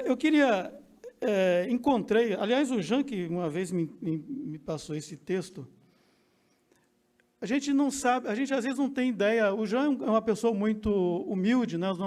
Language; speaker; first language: Portuguese; native; Portuguese